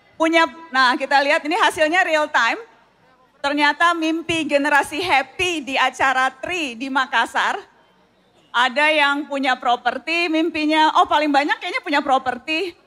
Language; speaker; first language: Indonesian; native; Indonesian